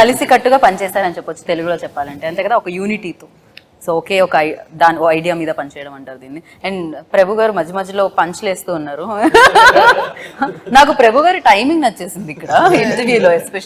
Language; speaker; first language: Telugu; native; Telugu